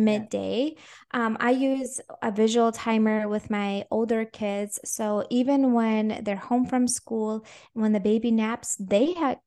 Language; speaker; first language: English; non-native, fluent; Russian